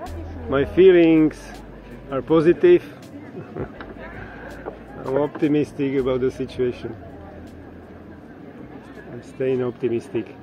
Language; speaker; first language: English; non-native, learner; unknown